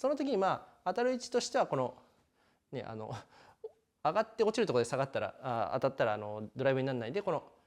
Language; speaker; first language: Japanese; native; Japanese